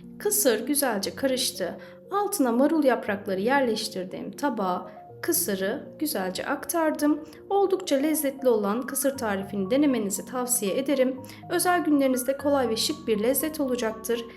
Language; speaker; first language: Turkish; native; Turkish